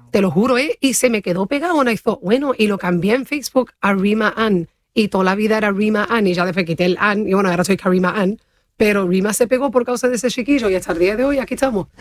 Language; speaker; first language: Spanish; early bilingual, heritage; Spanish